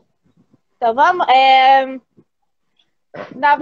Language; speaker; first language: Portuguese; native; Portuguese